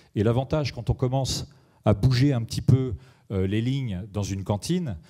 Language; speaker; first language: French; native; French